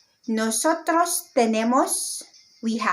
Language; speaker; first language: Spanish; non-native, learner; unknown